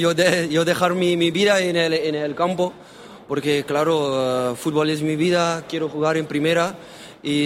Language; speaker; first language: Spanish; non-native, learner; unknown